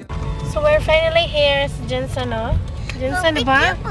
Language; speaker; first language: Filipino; non-native, local second language; Cebuano